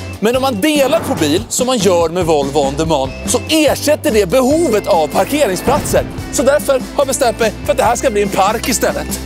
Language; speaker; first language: Swedish; native; Swedish